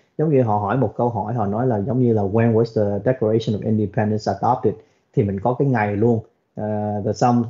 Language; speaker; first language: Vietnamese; early bilingual, other home language; English